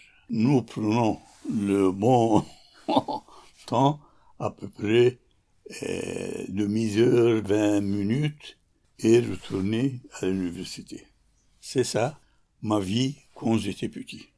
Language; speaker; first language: French; non-native, learner; Arabic